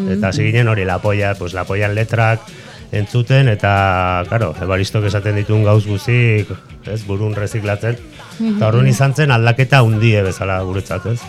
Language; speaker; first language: Basque; native; Basque